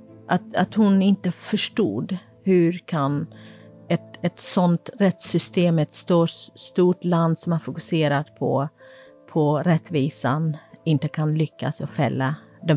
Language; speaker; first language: Swedish; non-native, fluent; Kurdish